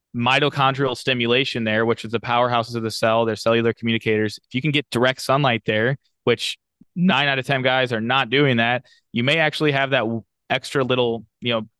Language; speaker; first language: English; native; English